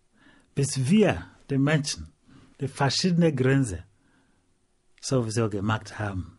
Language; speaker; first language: German; non-native, learner; Igbo